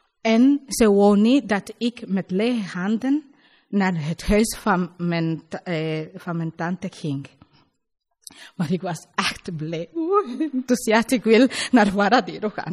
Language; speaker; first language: Dutch; non-native, learner; Spanish